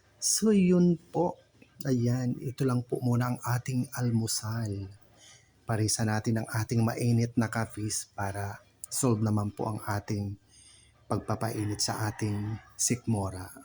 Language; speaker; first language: Filipino; non-native, local second language; Waray